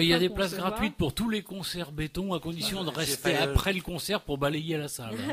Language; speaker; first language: French; native; French